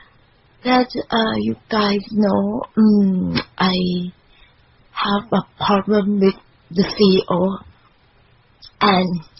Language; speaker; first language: English; non-native, learner; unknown